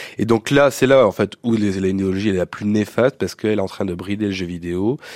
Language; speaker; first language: French; native; French